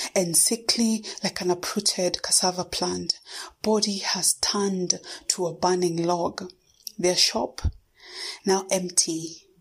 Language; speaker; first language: English; non-native, local second language; Kikuyu